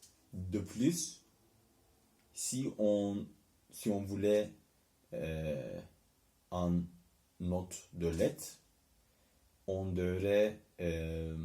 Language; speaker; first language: French; non-native, learner; Turkish